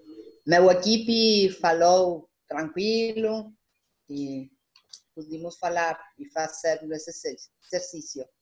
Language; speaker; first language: Portuguese; non-native, learner; Spanish